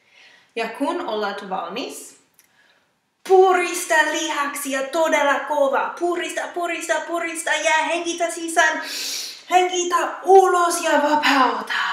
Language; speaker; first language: Finnish; non-native, fluent; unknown